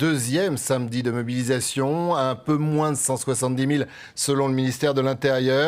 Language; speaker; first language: French; native; French